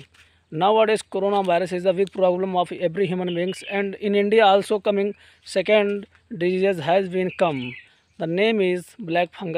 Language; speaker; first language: English; non-native, learner; Hindi